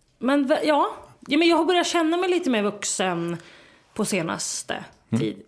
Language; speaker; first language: Swedish; native; Swedish